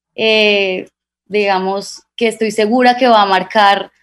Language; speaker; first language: Spanish; native; Spanish